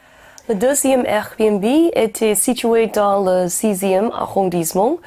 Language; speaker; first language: French; non-native, learner; Chinese